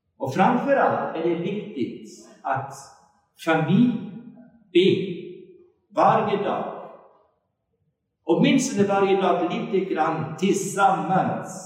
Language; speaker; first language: Swedish; non-native, fluent; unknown